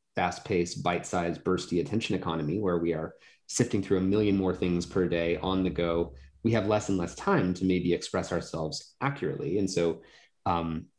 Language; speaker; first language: English; native; English